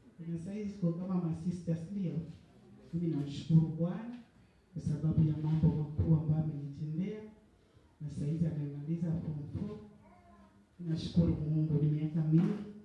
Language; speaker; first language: Swahili; native; Swahili